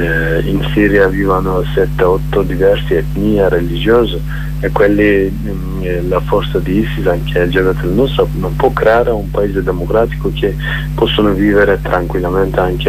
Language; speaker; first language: Italian; non-native, learner; Kurdish